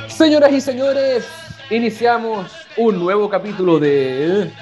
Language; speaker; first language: Spanish; native; Spanish